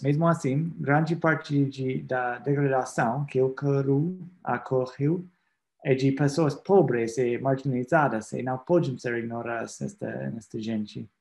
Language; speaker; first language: Portuguese; non-native, fluent; English